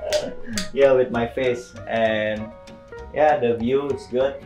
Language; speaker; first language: English; non-native, fluent; Indonesian